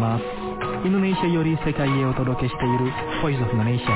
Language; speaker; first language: Japanese; non-native, fluent; Indonesian